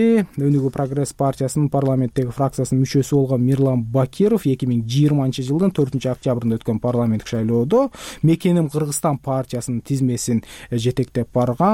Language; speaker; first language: Kyrgyz; native; Kyrgyz